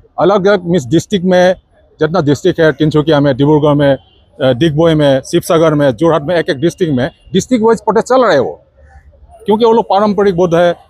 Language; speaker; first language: Hindi; non-native, local second language; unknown